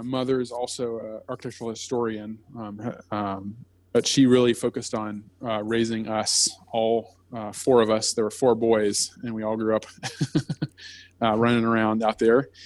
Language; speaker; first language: English; native; English